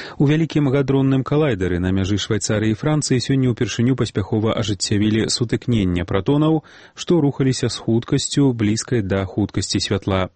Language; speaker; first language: Belarusian; native; Belarusian